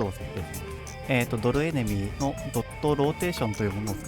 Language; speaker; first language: Japanese; native; Japanese